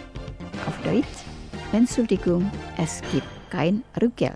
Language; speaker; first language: German; non-native, learner; Indonesian